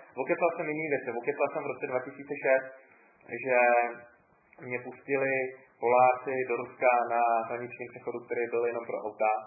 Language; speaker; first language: Czech; native; Czech